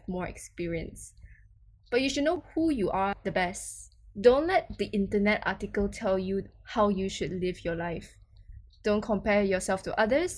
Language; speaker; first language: English; non-native, local second language; Chinese